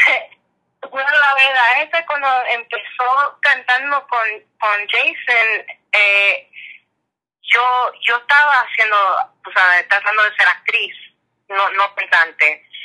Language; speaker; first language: Spanish; early bilingual, heritage; English